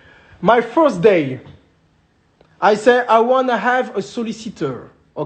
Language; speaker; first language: English; non-native, learner; French